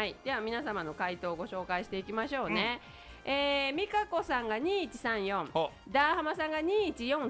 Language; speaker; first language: Japanese; native; Japanese